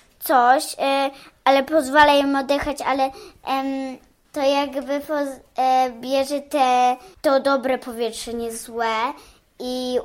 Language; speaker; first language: Polish; early bilingual, heritage; Polish